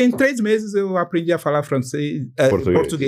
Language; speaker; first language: Portuguese; non-native, fluent; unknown